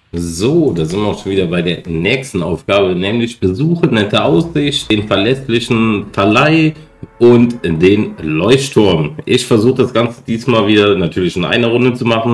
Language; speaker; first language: German; native; German